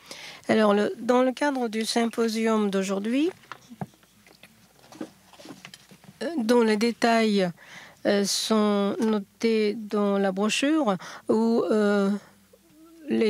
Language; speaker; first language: French; non-native, learner; Japanese